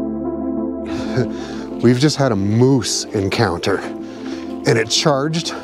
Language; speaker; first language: English; native; English